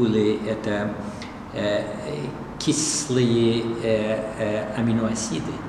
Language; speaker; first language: Russian; non-native, fluent; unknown